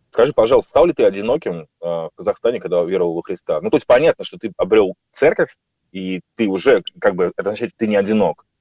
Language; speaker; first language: Russian; native; Russian